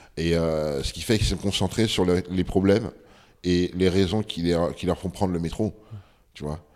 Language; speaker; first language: French; early bilingual, other home language; Bambara